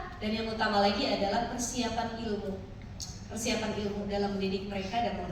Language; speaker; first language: Indonesian; native; Indonesian